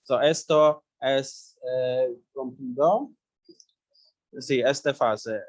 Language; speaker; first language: Spanish; non-native, learner; Polish